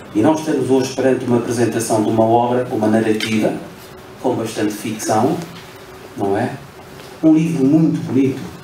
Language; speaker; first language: Portuguese; non-native, local second language; Upper Guinea Crioulo